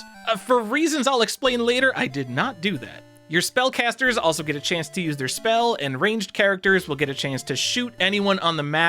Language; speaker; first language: English; native; English